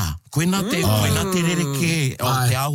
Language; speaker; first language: Māori; non-native, local second language; English